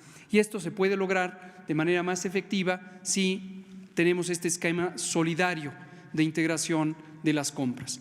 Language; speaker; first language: Spanish; native; Spanish